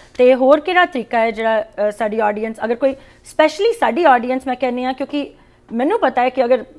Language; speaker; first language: Punjabi; early bilingual, heritage; Punjabi